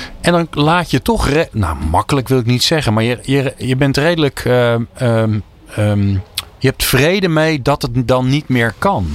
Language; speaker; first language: Dutch; native; Dutch